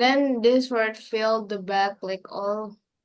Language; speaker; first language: English; non-native, learner; Indonesian